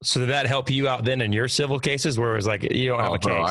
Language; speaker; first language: English; native; English